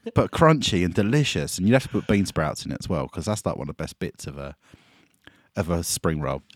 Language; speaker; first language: English; native; English